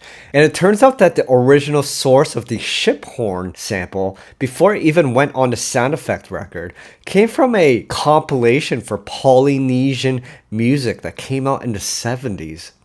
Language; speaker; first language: English; native; English